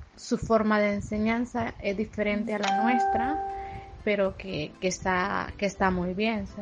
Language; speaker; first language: Spanish; native; Spanish